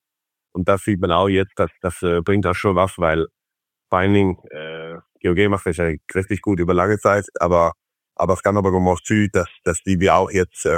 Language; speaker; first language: German; non-native, fluent; Faroese